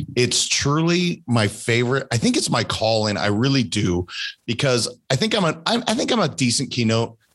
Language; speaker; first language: English; native; English